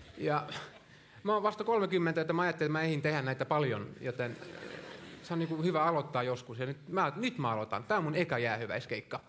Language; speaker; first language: Finnish; non-native, local second language; Swedish